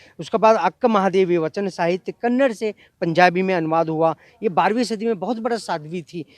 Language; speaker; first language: Hindi; non-native, local second language; Kannada